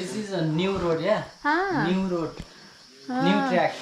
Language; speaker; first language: English; non-native, learner; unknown